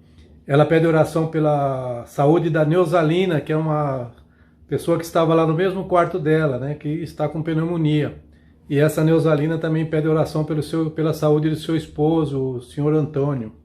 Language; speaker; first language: Portuguese; native; Portuguese